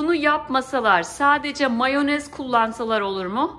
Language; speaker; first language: Turkish; native; Turkish